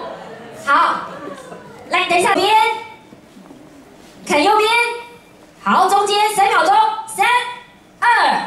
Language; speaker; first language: Chinese; native; Chinese